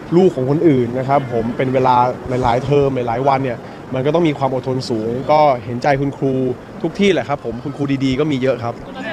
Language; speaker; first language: Thai; native; Thai